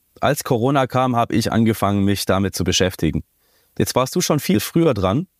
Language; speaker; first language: German; native; German